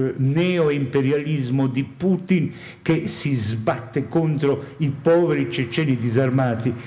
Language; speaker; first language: Italian; native; Italian